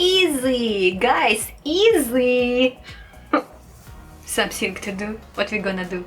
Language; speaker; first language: English; non-native, learner; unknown